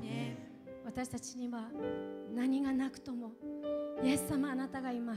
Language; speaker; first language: Japanese; native; Japanese